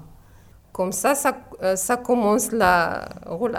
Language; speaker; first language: French; non-native, learner; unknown